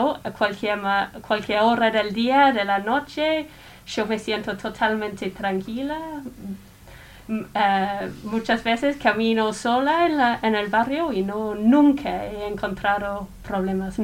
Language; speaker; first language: Spanish; non-native, fluent; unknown